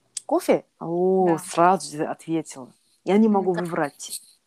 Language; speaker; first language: Russian; non-native, learner; Korean